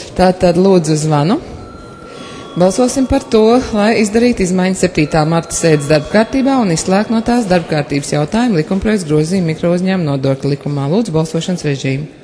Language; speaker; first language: Latvian; native; Latvian